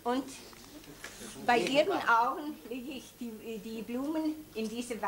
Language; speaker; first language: German; non-native, learner; Lithuanian